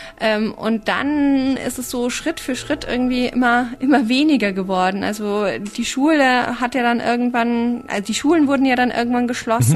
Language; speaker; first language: German; native; German